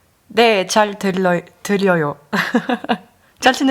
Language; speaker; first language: Korean; non-native, learner; French